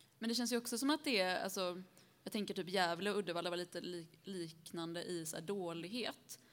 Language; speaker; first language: Swedish; early bilingual, other home language; Spanish